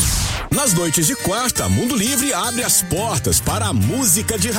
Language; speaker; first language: Portuguese; native; Portuguese